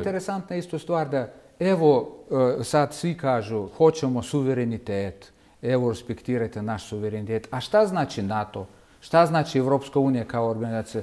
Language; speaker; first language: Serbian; non-native, fluent; Russian